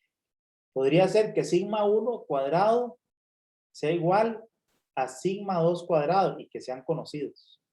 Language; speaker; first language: Spanish; native; Spanish